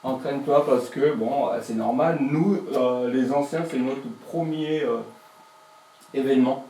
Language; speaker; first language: French; native; French